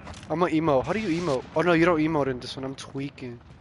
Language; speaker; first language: English; early bilingual, other home language; Spanish